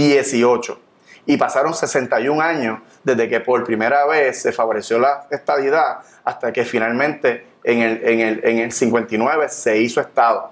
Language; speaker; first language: Spanish; native; Spanish